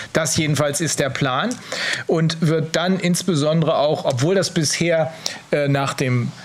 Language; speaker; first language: German; native; German